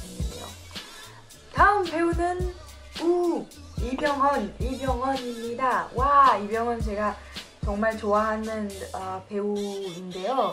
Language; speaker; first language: Korean; non-native, fluent; French